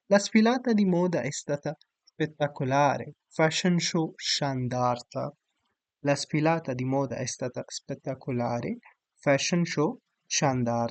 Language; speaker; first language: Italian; non-native, fluent; Urdu